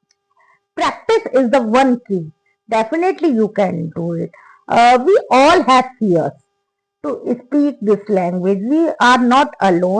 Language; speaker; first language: English; non-native, learner; Hindi